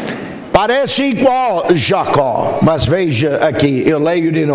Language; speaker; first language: Portuguese; non-native, fluent; English